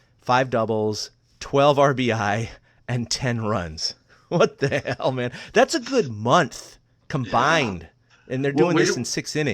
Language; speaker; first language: English; native; English